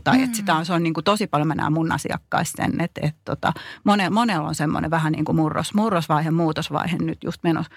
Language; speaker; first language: Finnish; native; Finnish